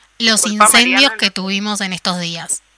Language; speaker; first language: Spanish; native; Spanish